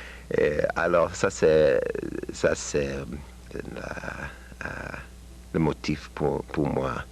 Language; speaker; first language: French; non-native, learner; English